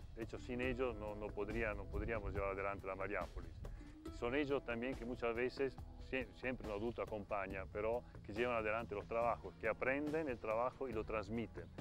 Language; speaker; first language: Spanish; non-native, fluent; Italian